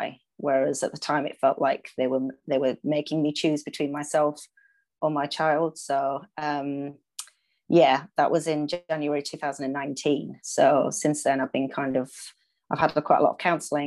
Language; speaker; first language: English; native; English